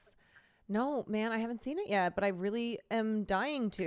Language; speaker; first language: English; native; English